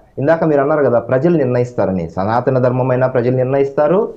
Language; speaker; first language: Telugu; native; Telugu